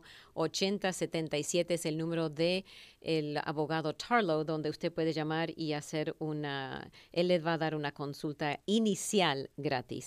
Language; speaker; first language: Spanish; native; Spanish